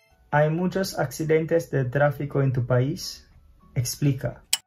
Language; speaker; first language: Spanish; non-native, fluent; English